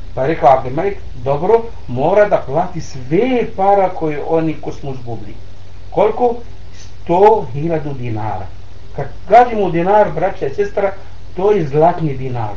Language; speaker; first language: Bosnian; non-native, learner; Arabic